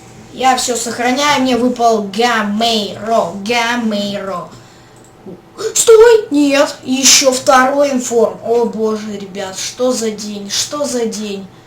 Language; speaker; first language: Russian; native; Russian